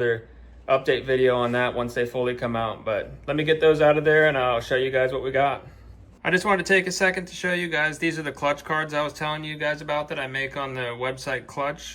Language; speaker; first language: English; native; English